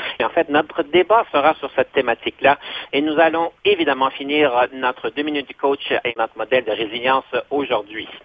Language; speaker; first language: French; native; French